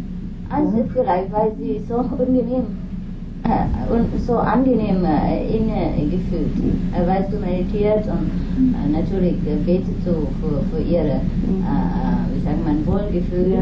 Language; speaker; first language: German; non-native, fluent; Vietnamese